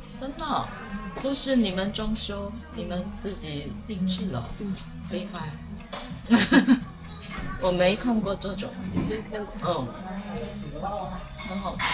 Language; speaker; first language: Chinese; non-native, fluent; Korean